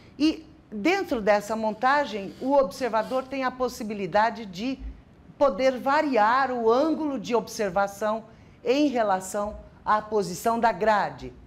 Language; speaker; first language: Portuguese; native; Portuguese